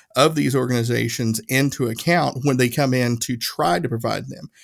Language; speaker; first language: English; native; English